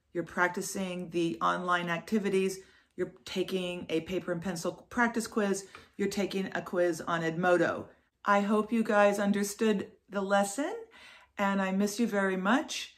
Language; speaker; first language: English; native; English